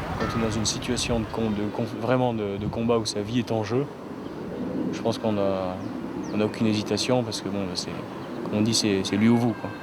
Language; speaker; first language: French; native; French